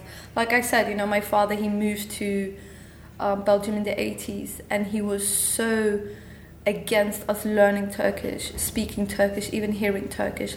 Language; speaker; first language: English; non-native, fluent; Kurdish